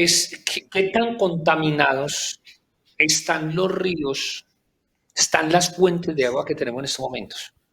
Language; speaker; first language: Spanish; native; Spanish